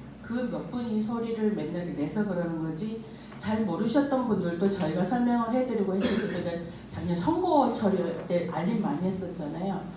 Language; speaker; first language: Korean; native; Korean